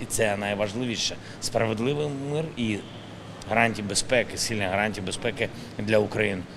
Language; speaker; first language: Ukrainian; non-native, local second language; Russian